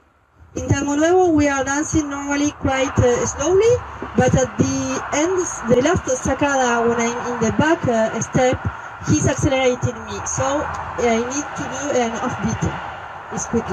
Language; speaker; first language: English; non-native, learner; French